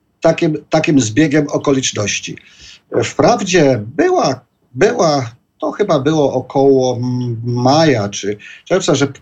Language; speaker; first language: Polish; native; Polish